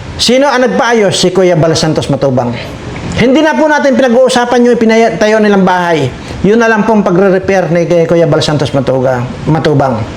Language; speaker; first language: Filipino; native; Filipino